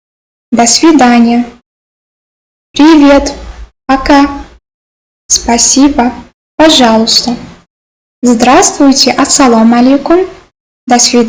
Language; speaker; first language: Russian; non-native, local second language; Uzbek